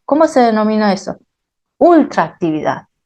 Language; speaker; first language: Spanish; native; Spanish